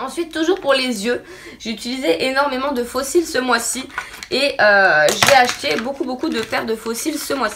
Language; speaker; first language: French; native; French